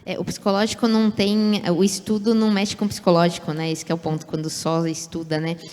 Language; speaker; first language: Portuguese; native; Portuguese